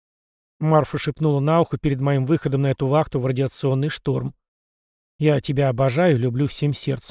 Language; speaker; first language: Russian; native; Russian